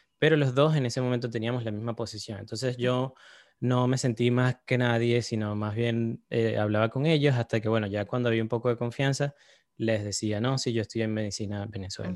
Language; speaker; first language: Spanish; native; Spanish